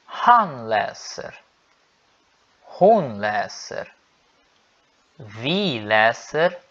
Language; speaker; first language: Swedish; non-native, learner; Portuguese